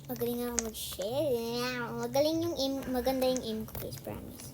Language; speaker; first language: Filipino; early bilingual, heritage; Filipino